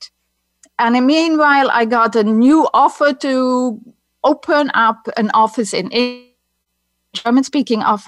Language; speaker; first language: English; non-native, fluent; Dutch